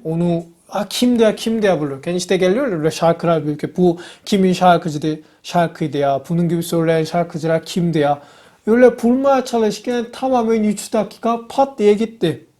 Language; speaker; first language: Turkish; non-native, fluent; Korean